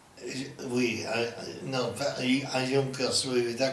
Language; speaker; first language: French; non-native, fluent; English